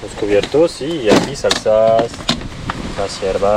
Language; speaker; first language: Spanish; non-native, learner; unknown